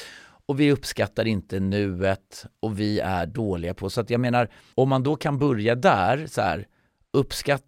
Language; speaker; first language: Swedish; native; Swedish